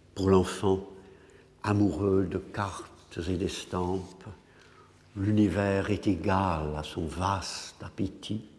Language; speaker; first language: French; non-native, fluent; English